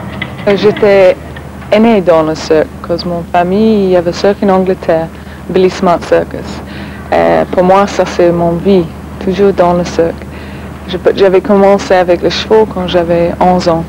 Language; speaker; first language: French; non-native, learner; English